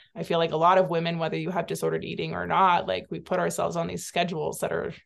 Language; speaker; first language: English; native; English